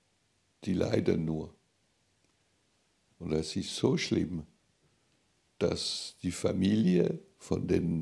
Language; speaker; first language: German; non-native, fluent; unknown